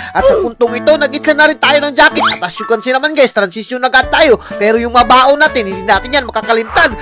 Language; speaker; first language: Filipino; non-native, local second language; Cebuano